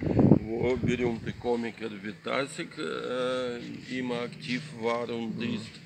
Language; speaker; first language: German; non-native, fluent; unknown